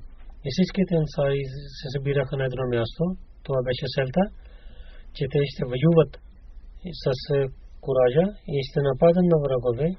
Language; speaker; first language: Bulgarian; non-native, learner; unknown